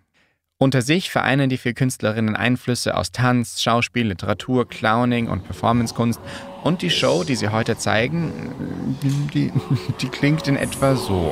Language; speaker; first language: German; native; German